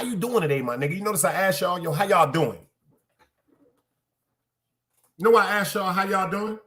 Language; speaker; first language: English; native; English